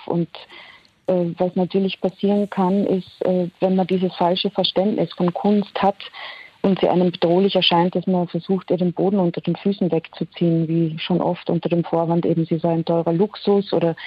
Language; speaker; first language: German; native; German